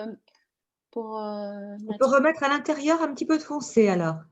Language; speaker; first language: French; native; French